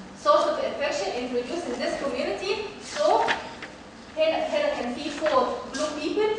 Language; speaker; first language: English; non-native, fluent; Arabic